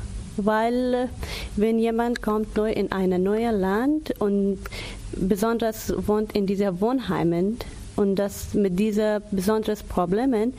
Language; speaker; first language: German; non-native, learner; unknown